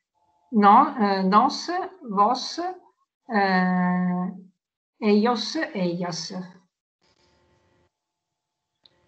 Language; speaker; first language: Spanish; non-native, learner; Italian